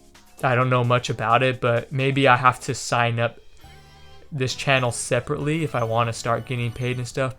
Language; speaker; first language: English; native; English